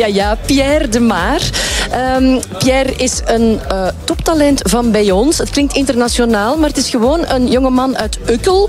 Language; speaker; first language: Dutch; native; Dutch